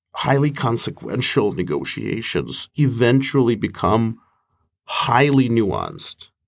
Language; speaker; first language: English; non-native, fluent; Russian